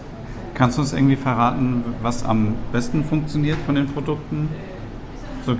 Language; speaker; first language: German; native; German